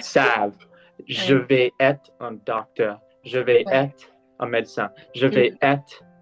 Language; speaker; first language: French; non-native, learner; English